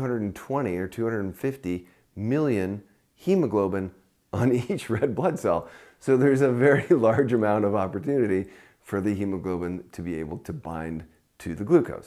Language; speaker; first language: English; native; English